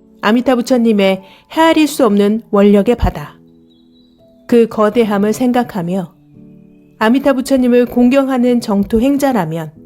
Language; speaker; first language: Korean; native; Korean